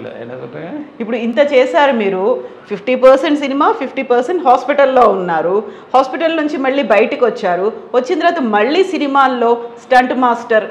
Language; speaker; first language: Telugu; native; Telugu